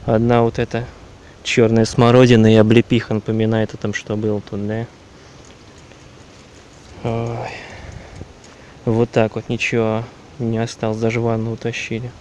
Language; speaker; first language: Russian; native; Russian